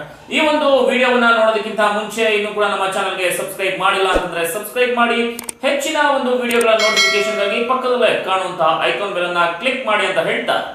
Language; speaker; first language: Kannada; native; Kannada